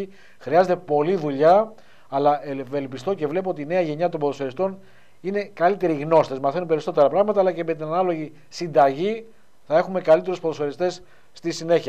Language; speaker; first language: Greek; native; Greek